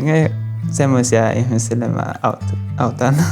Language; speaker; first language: Finnish; non-native, learner; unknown